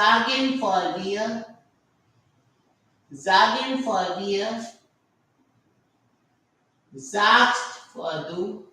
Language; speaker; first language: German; non-native, learner; Hindi